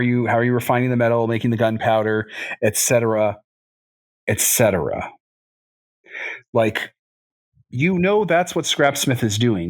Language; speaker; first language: English; native; English